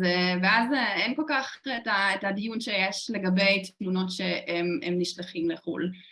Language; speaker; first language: Hebrew; non-native, fluent; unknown